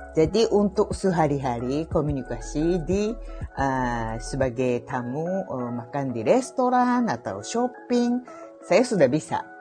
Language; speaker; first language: Indonesian; non-native, fluent; Japanese